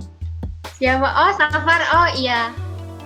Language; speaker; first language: Indonesian; native; Indonesian